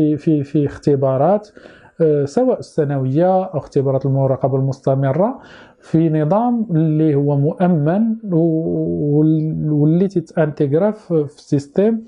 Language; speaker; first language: Arabic; native; Arabic